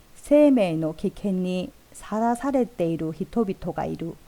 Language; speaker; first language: Japanese; non-native, fluent; Korean